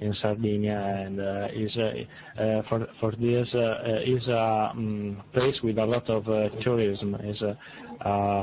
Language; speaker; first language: English; non-native, learner; Italian